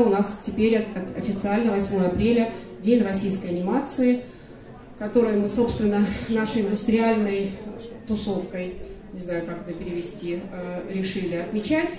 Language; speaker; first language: Russian; native; Russian